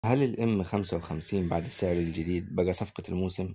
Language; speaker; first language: Arabic; native; Arabic